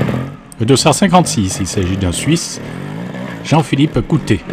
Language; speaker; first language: French; native; French